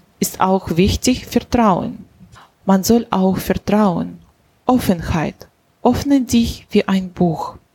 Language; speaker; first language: German; non-native, learner; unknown